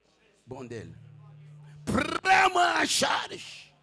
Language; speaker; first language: French; non-native, local second language; Lingala